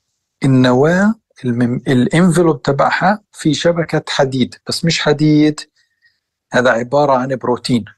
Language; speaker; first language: Arabic; native; Arabic